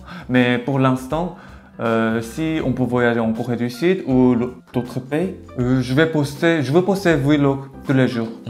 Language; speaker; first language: French; non-native, learner; Korean